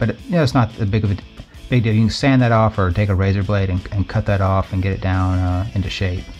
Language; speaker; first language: English; native; English